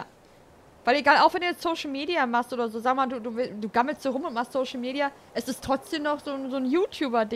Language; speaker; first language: German; native; German